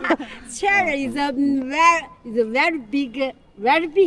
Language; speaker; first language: English; non-native, learner; Chinese